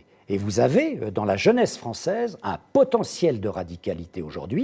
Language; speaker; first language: French; native; French